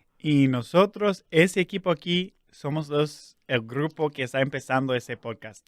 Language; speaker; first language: Spanish; non-native, fluent; English